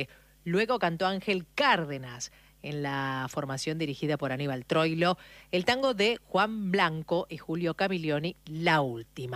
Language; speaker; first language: Spanish; native; Spanish